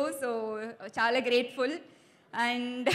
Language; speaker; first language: Telugu; non-native, learner; Tamil